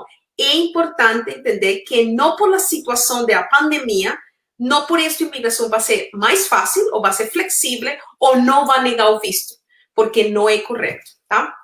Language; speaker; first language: Portuguese; non-native, fluent; Spanish